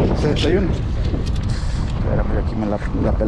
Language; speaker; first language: Spanish; native; Spanish